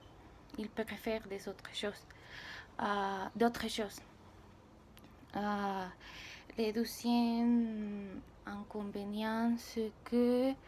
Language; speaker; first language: French; non-native, learner; Spanish